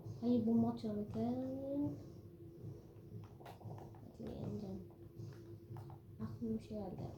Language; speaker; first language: Turkish; early bilingual, heritage; Turkish